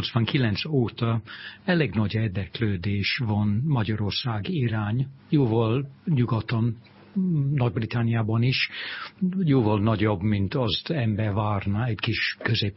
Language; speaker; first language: Hungarian; non-native, fluent; English